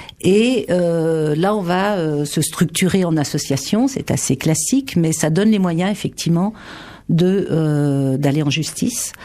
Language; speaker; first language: French; native; French